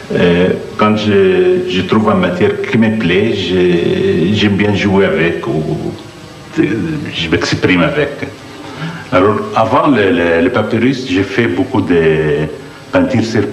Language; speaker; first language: French; non-native, fluent; Arabic